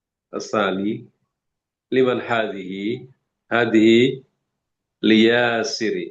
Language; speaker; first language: Arabic; non-native, learner; Indonesian